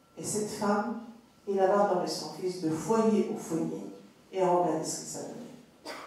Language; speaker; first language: French; non-native, local second language; Arabic